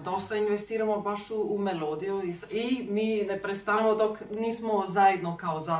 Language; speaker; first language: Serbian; non-native, learner; German